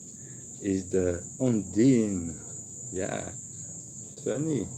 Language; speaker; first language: English; non-native, learner; French